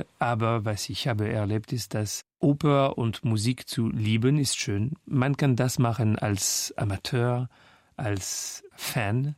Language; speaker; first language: German; non-native, fluent; French